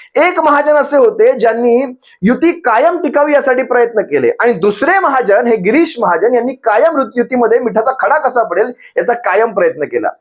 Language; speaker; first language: Marathi; native; Marathi